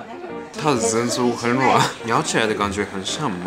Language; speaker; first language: Chinese; early bilingual, heritage; Japanese